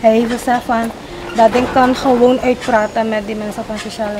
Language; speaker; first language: Dutch; non-native, local second language; Caribbean Hindustani